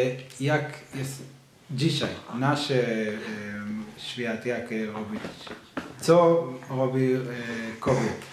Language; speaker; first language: Polish; non-native, learner; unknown